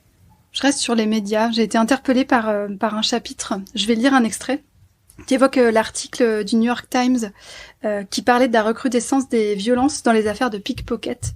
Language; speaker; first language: French; native; French